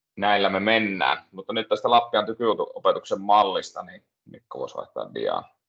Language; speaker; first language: Finnish; native; Finnish